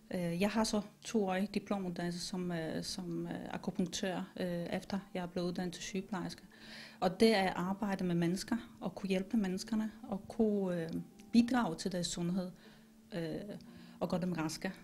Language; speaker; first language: Danish; non-native, fluent; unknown